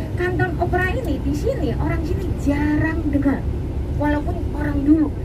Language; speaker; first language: Indonesian; non-native, fluent; Cantonese